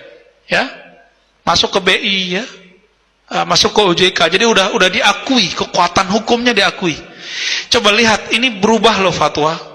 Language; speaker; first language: Indonesian; native; Indonesian